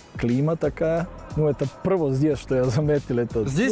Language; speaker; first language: Russian; non-native, learner; Serbian